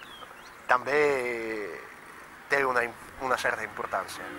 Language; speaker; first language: Catalan; non-native, fluent; Russian